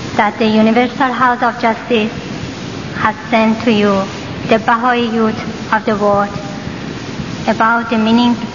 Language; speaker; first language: English; non-native, fluent; Persian